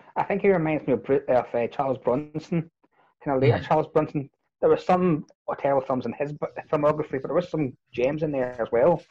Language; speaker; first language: English; native; English